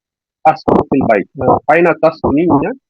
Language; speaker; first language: Arabic; non-native, learner; Urdu